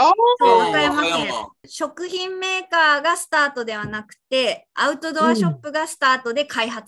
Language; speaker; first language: Japanese; native; Japanese